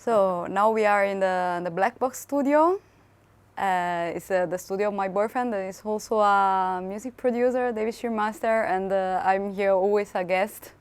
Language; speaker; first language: English; non-native, fluent; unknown